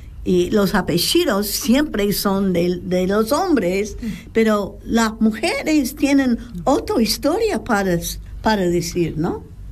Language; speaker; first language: Spanish; non-native, fluent; English